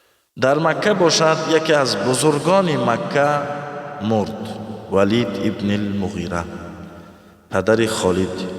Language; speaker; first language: Persian; native; Persian